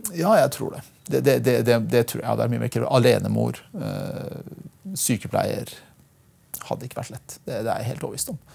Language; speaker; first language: Norwegian; early bilingual, other home language; Persian